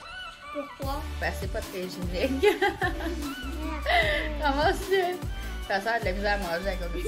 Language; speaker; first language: French; native; French